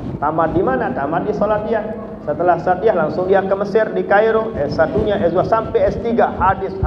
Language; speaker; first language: Malay; non-native, local second language; Sasak